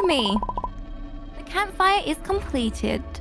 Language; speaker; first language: English; native; English